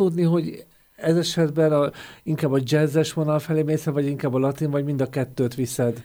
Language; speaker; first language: Hungarian; native; Hungarian